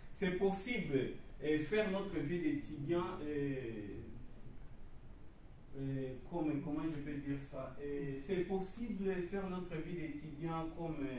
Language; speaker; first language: French; non-native, fluent; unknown